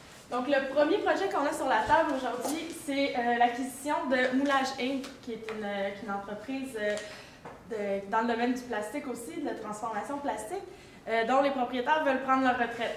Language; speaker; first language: French; native; French